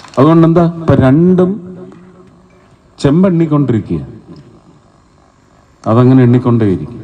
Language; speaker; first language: Malayalam; native; Malayalam